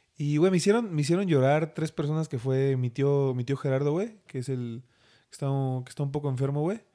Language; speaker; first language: Spanish; native; Spanish